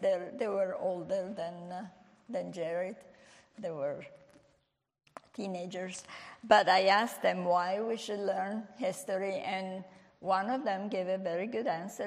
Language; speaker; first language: English; non-native, fluent; Italian